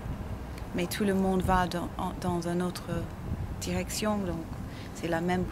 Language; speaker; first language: French; non-native, learner; English